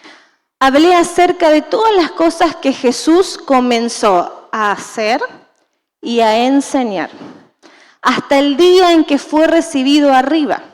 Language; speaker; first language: Spanish; native; Spanish